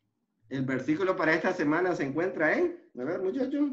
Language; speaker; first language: Spanish; native; Spanish